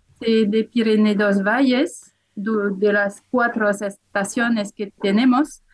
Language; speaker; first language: Spanish; non-native, fluent; French